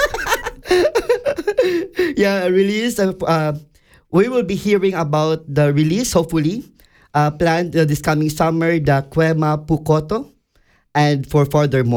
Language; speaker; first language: English; non-native, local second language; Cebuano